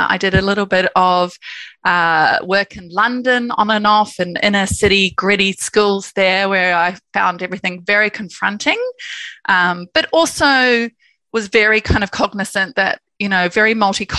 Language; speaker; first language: English; native; English